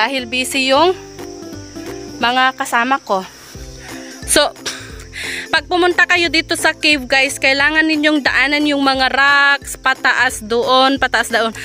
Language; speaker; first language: Filipino; non-native, local second language; Iloko